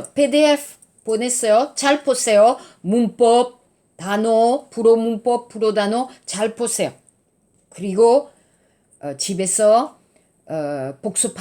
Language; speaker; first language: Korean; non-native, learner; French